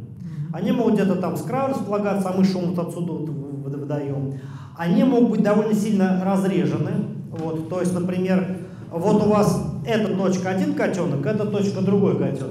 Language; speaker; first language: Russian; native; Russian